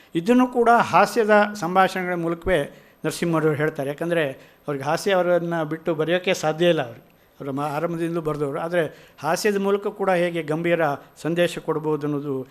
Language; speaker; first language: Kannada; native; Kannada